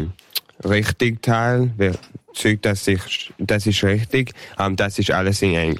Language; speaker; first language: German; early bilingual, heritage; English